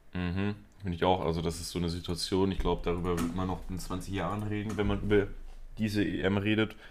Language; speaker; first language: German; early bilingual, other home language; Spanish